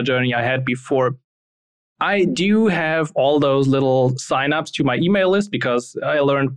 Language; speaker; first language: English; non-native, fluent; German